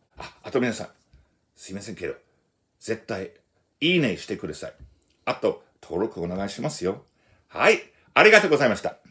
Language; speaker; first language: Japanese; non-native, fluent; English